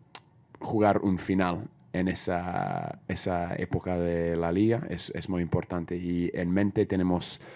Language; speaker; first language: Spanish; non-native, fluent; English